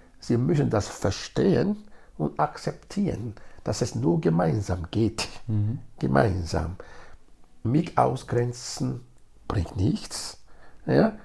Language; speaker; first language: German; non-native, fluent; Bini